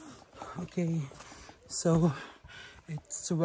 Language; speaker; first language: English; non-native, local second language; Cebuano